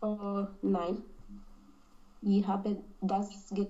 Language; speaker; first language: German; non-native, learner; Romanian